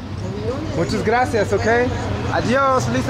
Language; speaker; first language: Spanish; non-native, learner; English